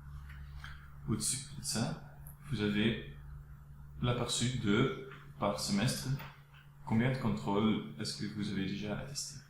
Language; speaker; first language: French; non-native, local second language; Dutch